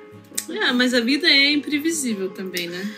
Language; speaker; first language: Portuguese; non-native, fluent; Russian